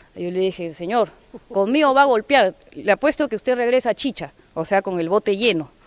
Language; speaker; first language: Spanish; native; Spanish